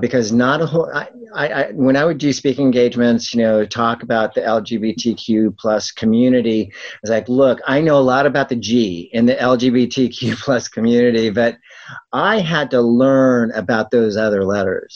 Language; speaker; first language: English; native; English